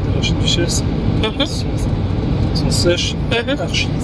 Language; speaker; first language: French; non-native, local second language; Arabic